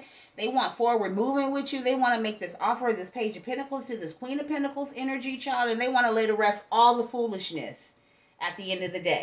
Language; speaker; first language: English; native; English